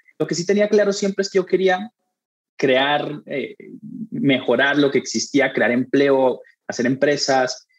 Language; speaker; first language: Spanish; native; Spanish